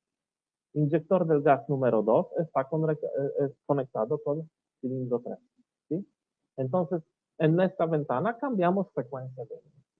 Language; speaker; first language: Spanish; non-native, learner; Polish